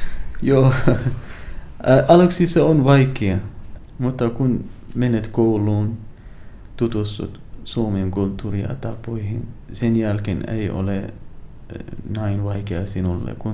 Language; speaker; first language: Finnish; non-native, learner; Arabic